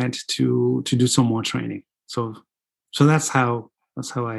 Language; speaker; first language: English; non-native, fluent; Fula